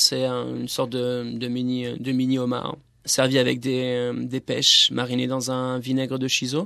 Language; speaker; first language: French; native; French